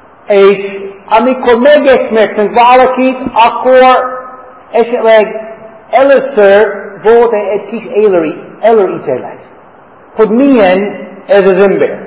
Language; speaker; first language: Hungarian; non-native, fluent; English